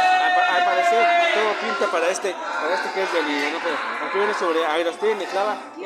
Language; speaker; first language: Spanish; native; Spanish